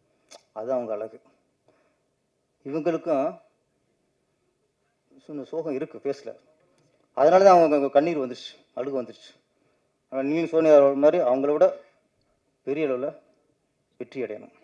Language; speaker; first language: Tamil; native; Tamil